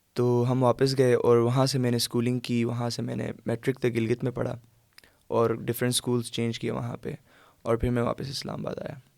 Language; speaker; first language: Urdu; non-native, local second language; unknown